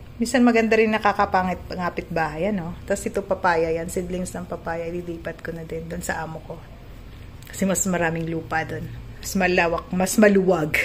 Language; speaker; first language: Filipino; non-native, local second language; Cebuano